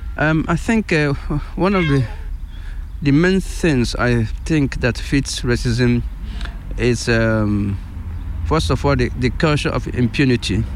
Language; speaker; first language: English; non-native, local second language; Igbo